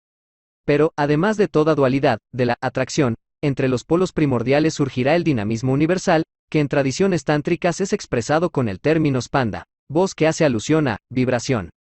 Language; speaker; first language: Spanish; native; Spanish